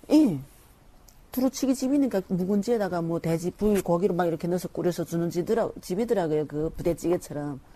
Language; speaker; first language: Korean; native; Korean